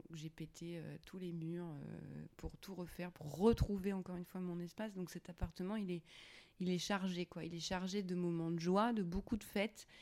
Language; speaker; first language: French; native; French